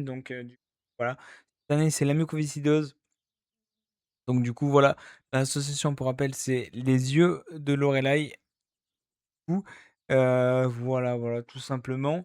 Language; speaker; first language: French; native; French